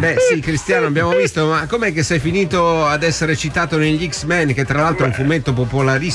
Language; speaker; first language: Italian; native; Italian